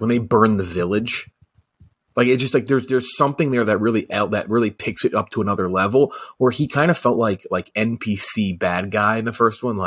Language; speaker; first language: English; native; English